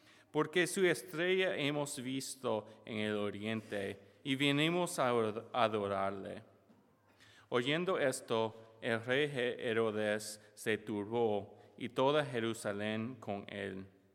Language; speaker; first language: Spanish; non-native, fluent; English